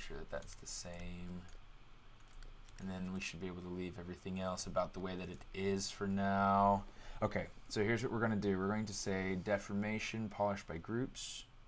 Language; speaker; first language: English; native; English